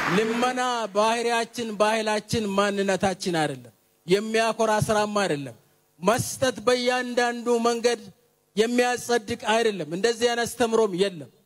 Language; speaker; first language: Amharic; non-native, local second language; Oromo